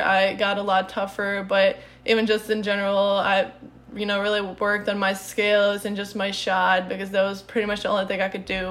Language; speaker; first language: English; non-native, fluent; Czech